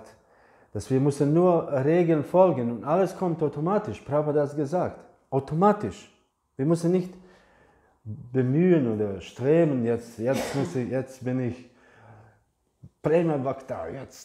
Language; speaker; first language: German; non-native, fluent; English